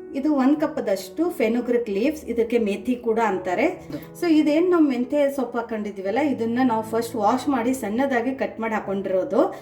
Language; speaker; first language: Kannada; native; Kannada